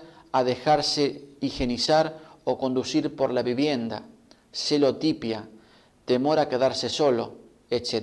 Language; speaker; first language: Spanish; native; Spanish